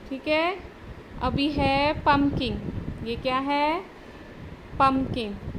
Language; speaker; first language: Hindi; native; Hindi